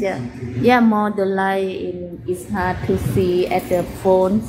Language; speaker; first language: English; non-native, learner; Thai